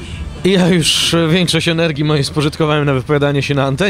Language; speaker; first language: Polish; native; Polish